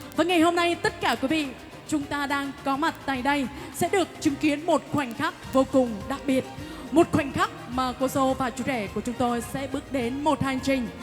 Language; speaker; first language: Vietnamese; non-native, local second language; Jarai